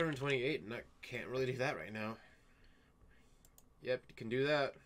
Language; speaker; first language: English; native; English